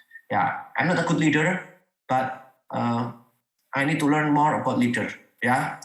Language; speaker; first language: English; non-native, learner; Indonesian